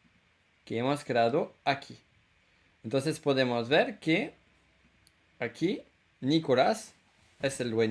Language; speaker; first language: Spanish; non-native, fluent; French